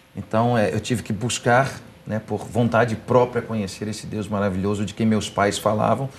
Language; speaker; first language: Portuguese; non-native, fluent; English